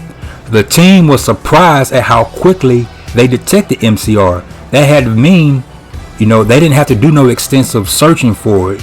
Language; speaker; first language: English; native; English